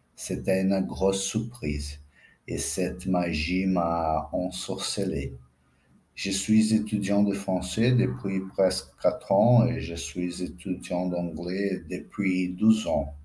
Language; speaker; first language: French; non-native, fluent; Portuguese